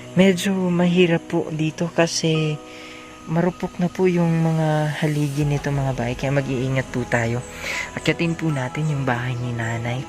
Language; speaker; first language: Filipino; non-native, local second language; Cebuano